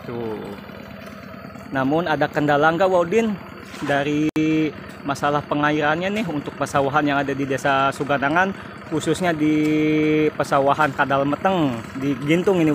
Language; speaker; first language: Indonesian; native; Indonesian